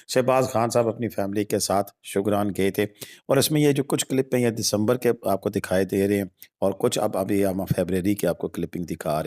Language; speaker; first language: Hindi; non-native, local second language; Punjabi